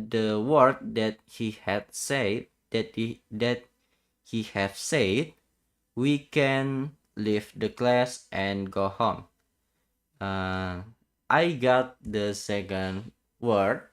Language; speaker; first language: English; non-native, learner; Indonesian